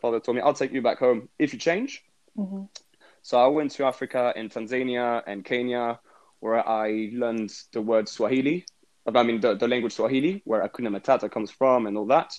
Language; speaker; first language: English; native; English